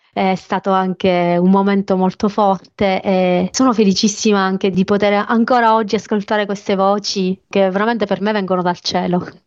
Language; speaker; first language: Italian; native; Italian